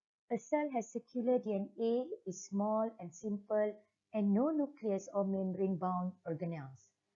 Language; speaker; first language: English; non-native, local second language; Malay